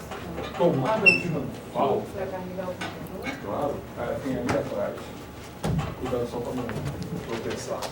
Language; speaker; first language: Portuguese; non-native, fluent; Spanish